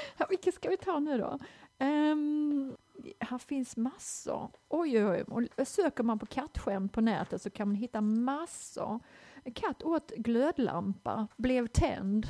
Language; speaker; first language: Swedish; native; Swedish